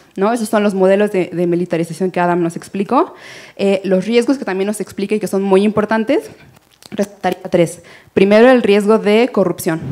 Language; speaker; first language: Spanish; native; Spanish